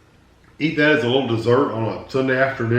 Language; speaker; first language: English; native; English